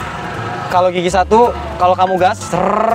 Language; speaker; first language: Indonesian; native; Indonesian